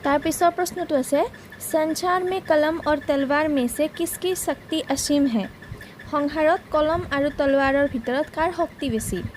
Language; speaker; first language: Hindi; non-native, local second language; Assamese